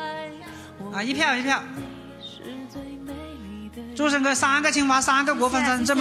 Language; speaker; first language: Chinese; native; Chinese